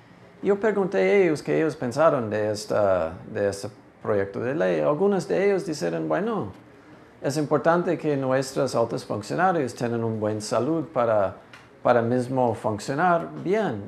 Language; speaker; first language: Spanish; non-native, fluent; English